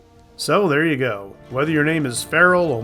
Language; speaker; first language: English; native; English